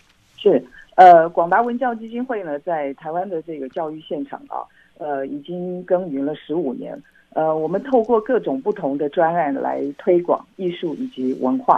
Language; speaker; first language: Chinese; native; Chinese